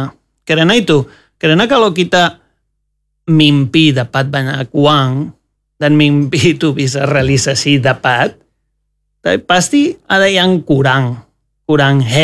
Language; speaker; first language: Indonesian; non-native, learner; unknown